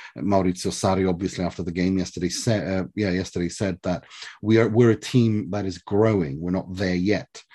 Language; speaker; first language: English; early bilingual, other home language; Swedish